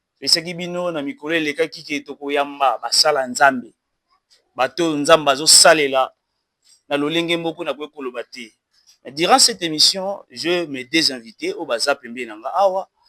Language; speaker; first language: Lingala; native; Lingala